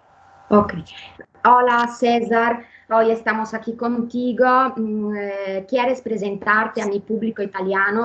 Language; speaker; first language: Spanish; non-native, fluent; Italian